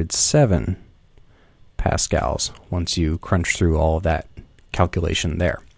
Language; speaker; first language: English; native; English